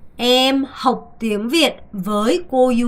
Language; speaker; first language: Vietnamese; non-native, fluent; Korean